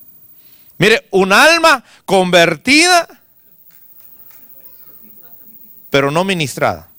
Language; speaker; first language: Spanish; native; Spanish